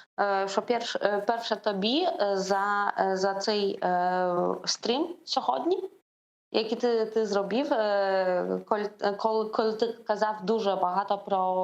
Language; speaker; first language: Ukrainian; non-native, learner; Lithuanian